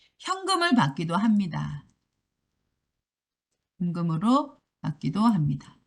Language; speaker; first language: Korean; native; Korean